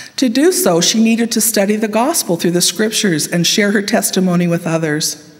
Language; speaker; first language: English; native; English